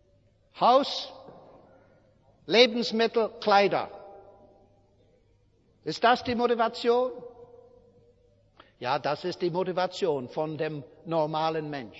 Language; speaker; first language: German; non-native, fluent; English